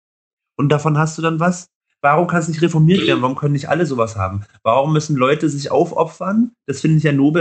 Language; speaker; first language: German; native; German